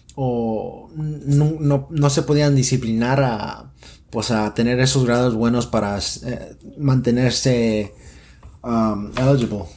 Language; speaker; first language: Spanish; early bilingual, heritage; Spanish